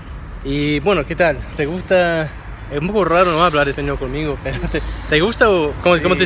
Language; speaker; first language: Spanish; non-native, fluent; English